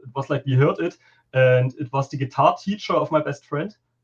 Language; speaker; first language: English; non-native, fluent; German